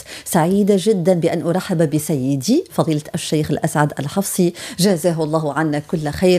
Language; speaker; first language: Arabic; native; Arabic